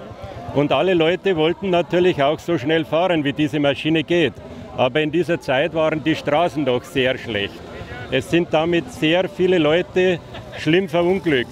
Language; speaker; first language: German; non-native, fluent; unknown